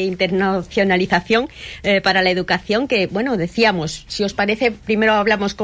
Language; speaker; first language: Spanish; native; Spanish